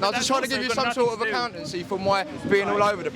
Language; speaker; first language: English; native; English